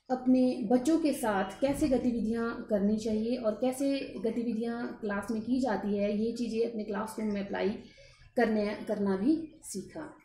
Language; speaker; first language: Hindi; native; Hindi